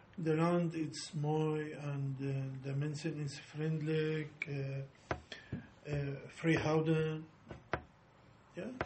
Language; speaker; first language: Dutch; non-native, learner; Arabic